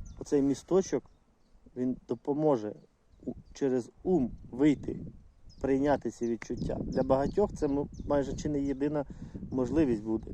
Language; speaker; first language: Ukrainian; non-native, local second language; Russian